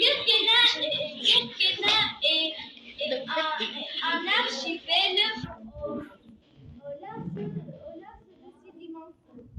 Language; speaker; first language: French; non-native, learner; Arabic